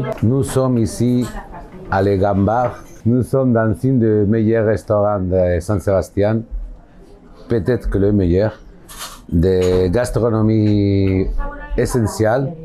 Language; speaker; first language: French; non-native, learner; Basque